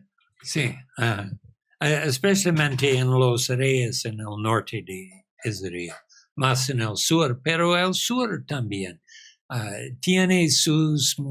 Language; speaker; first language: Spanish; non-native, fluent; English